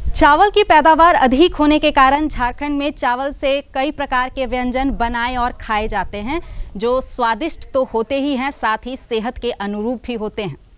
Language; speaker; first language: Hindi; native; Hindi